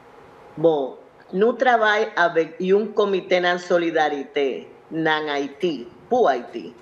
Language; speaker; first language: Haitian Creole; non-native, learner; Spanish